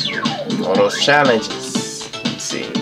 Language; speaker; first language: English; native; English